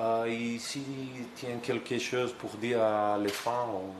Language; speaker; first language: French; non-native, learner; Greek